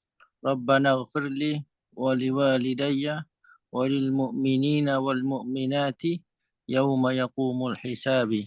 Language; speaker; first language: Arabic; non-native, fluent; Malay